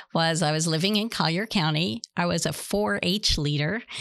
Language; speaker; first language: English; native; English